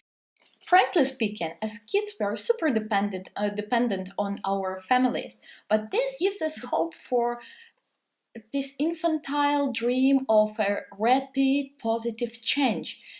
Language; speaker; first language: English; non-native, fluent; Russian